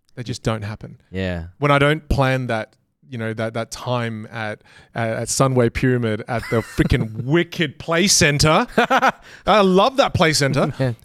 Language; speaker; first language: English; native; English